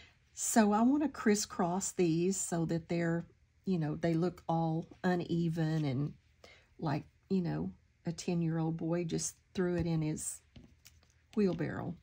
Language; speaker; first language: English; native; English